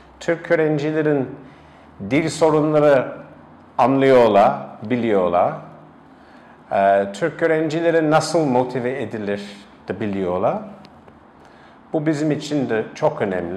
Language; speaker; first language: Turkish; non-native, fluent; English